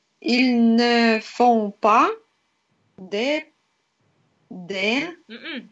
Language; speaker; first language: French; non-native, learner; Russian